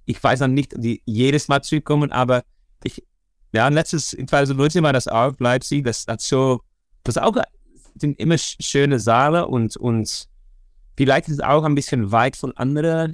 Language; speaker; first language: German; non-native, learner; Dutch